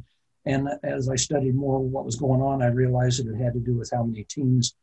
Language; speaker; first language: English; native; English